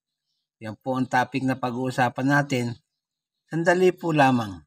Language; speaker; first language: Filipino; native; Filipino